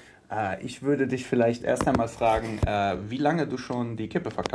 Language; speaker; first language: German; native; German